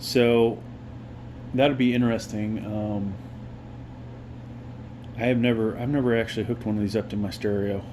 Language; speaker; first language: English; native; English